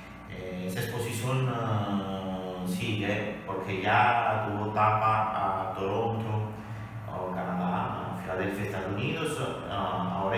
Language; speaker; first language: Spanish; non-native, learner; Italian